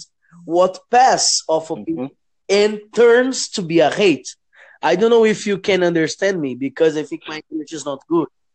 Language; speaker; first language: English; non-native, learner; Portuguese